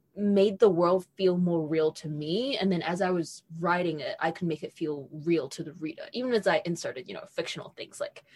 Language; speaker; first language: English; native; English